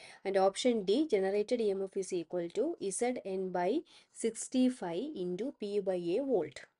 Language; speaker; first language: English; non-native, local second language; Malayalam